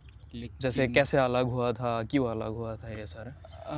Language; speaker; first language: Hindi; non-native, fluent; Bangla